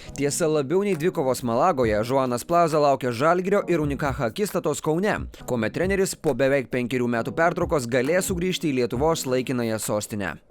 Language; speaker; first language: Lithuanian; native; Lithuanian